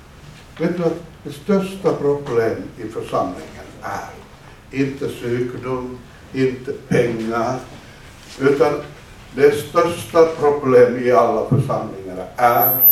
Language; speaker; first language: Swedish; non-native, fluent; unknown